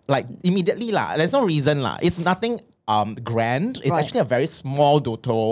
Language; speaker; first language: English; non-native, local second language; Chinese